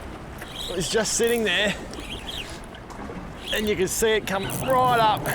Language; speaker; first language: English; native; English